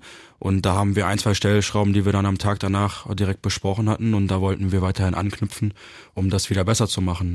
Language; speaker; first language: German; early bilingual, other home language; Turkish